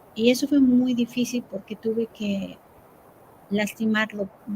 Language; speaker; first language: Spanish; early bilingual, heritage; Spanish